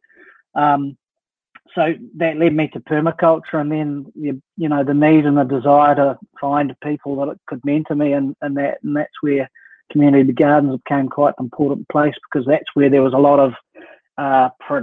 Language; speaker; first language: English; native; English